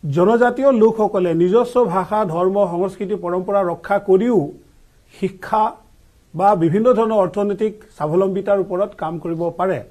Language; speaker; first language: Assamese; non-native, local second language; Mising